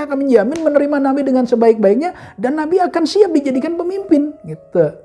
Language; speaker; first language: Indonesian; native; Indonesian